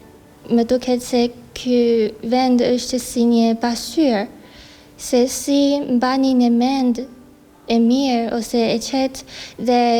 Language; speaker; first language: Albanian; non-native, learner; Chinese